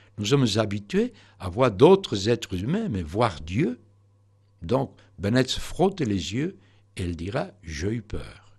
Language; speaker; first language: French; non-native, fluent; Spanish